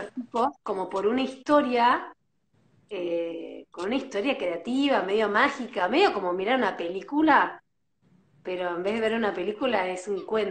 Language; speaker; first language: Spanish; native; Spanish